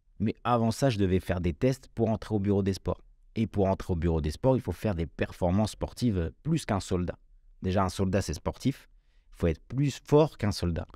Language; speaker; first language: French; early bilingual, other home language; Kabyle